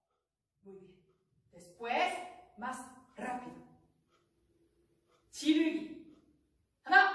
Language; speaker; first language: Spanish; non-native, learner; Korean